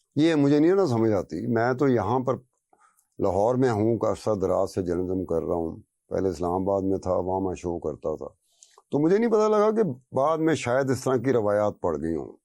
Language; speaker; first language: Urdu; non-native, local second language; Brahui